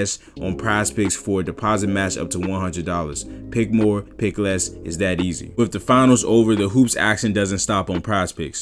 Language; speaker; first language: English; native; English